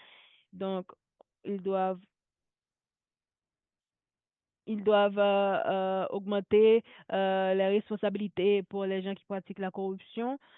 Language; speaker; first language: French; non-native, local second language; Haitian Creole